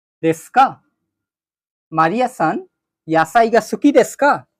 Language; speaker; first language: Japanese; non-native, fluent; Bangla